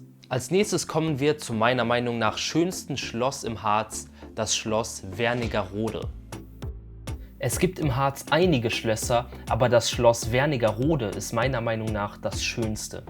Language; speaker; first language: German; native; German